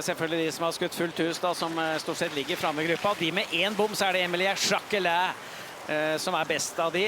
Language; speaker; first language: Norwegian; native; Norwegian